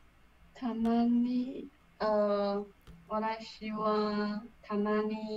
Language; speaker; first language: Japanese; non-native, learner; English